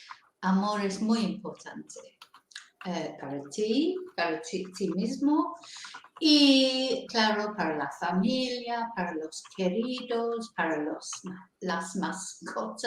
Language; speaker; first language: Spanish; non-native, fluent; English